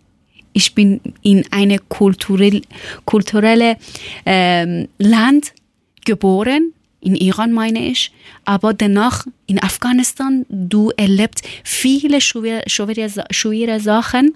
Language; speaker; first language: German; non-native, learner; Persian